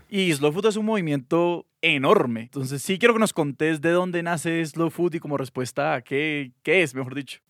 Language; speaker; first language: Spanish; native; Spanish